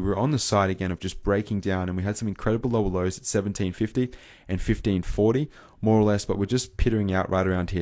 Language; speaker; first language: English; native; English